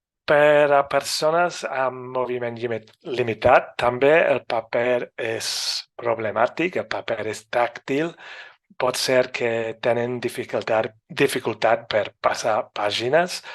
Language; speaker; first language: Catalan; non-native, fluent; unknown